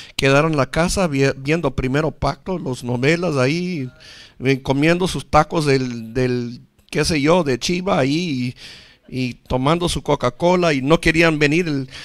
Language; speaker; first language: Spanish; non-native, fluent; English